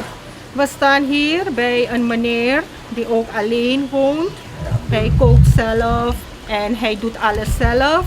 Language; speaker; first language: Dutch; non-native, local second language; Caribbean Hindustani